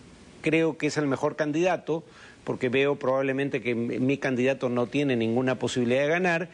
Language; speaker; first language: Spanish; native; Spanish